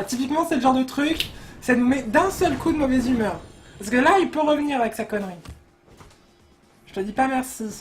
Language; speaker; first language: French; native; French